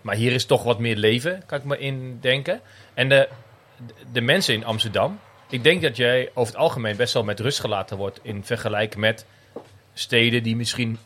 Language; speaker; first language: Dutch; native; Dutch